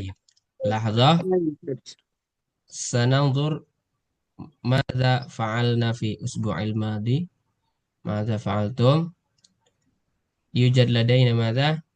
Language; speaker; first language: Arabic; non-native, local second language; Indonesian